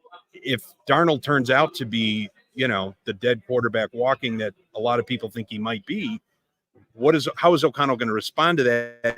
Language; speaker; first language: English; native; English